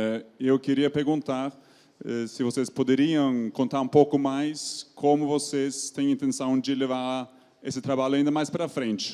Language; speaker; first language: Portuguese; non-native, fluent; Norwegian